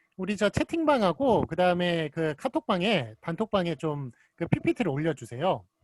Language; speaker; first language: Korean; native; Korean